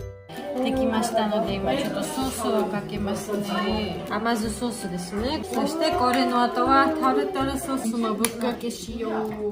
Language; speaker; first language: Japanese; non-native, fluent; Georgian